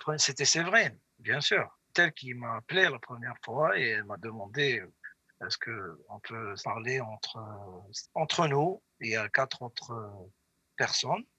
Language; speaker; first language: French; non-native, local second language; Arabic